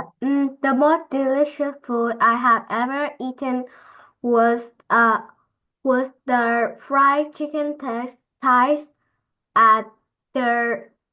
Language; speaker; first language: English; non-native, learner; Vietnamese